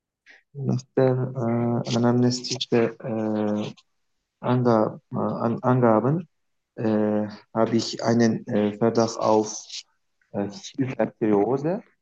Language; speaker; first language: German; non-native, learner; Turkish